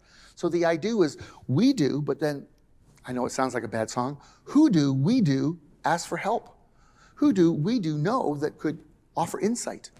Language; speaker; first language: English; native; English